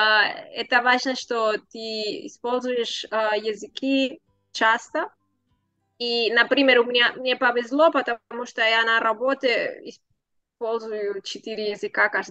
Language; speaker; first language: Russian; non-native, learner; Spanish